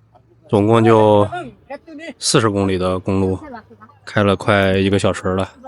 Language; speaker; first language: Chinese; native; Chinese